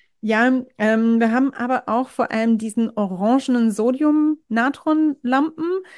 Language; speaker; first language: German; non-native, fluent; English